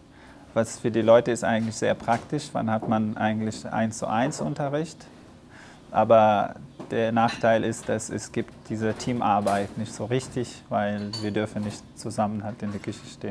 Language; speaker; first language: German; non-native, fluent; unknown